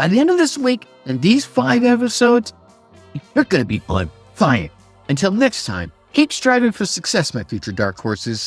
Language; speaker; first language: English; native; English